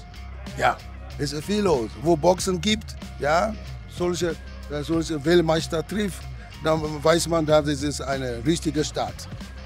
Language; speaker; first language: German; non-native, fluent; Ewe